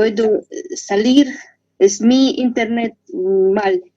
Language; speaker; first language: Spanish; non-native, learner; Russian